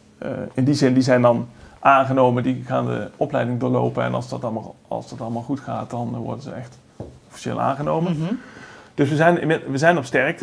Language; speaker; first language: Dutch; native; Dutch